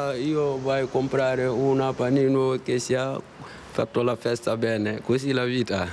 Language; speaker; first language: Italian; non-native, learner; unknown